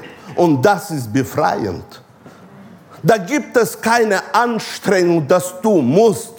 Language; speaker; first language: German; non-native, fluent; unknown